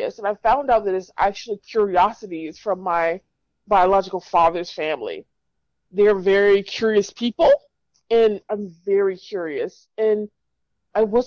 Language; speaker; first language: English; native; English